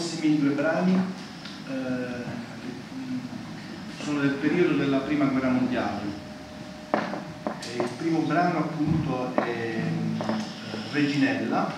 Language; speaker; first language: Italian; native; Italian